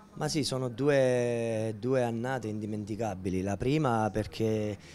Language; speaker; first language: Italian; native; Italian